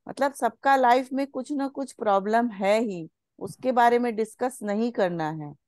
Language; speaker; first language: Hindi; non-native, local second language; Bangla